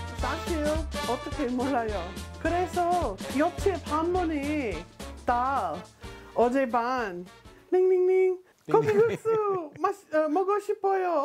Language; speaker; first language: Korean; non-native, learner; English